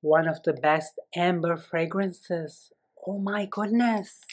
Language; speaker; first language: English; non-native, fluent; Turkish